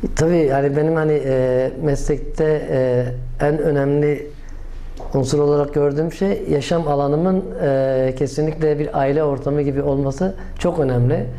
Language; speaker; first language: Turkish; native; Turkish